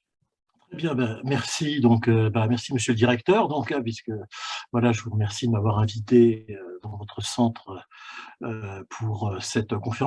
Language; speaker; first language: French; native; French